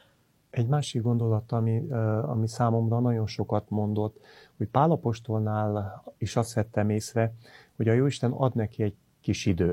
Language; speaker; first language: Hungarian; native; Hungarian